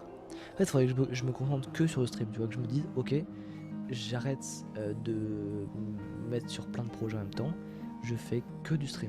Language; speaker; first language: French; native; French